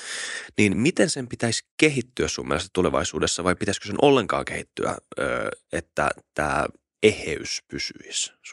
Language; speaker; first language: Finnish; native; Finnish